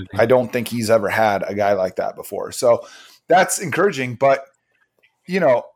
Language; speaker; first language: English; native; English